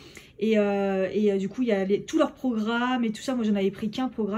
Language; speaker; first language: French; native; French